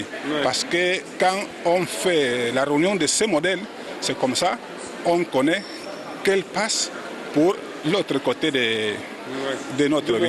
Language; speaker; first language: French; non-native, learner; Spanish